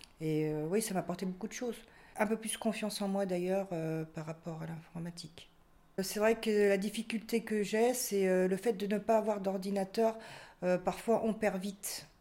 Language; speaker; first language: French; native; French